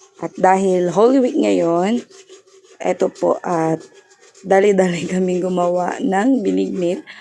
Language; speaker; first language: Filipino; non-native, local second language; Cebuano